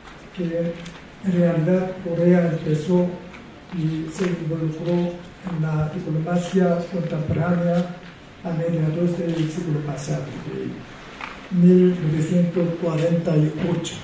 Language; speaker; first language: Spanish; non-native, fluent; Korean